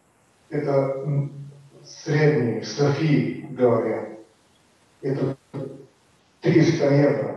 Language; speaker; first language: Russian; non-native, learner; Bulgarian